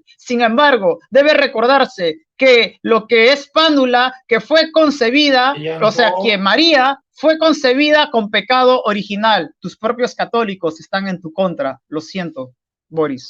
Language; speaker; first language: Spanish; native; Spanish